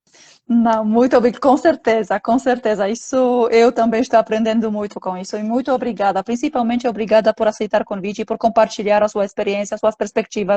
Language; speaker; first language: Portuguese; non-native, fluent; Polish